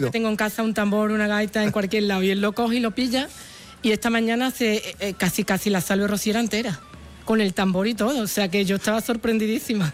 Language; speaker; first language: Spanish; native; Spanish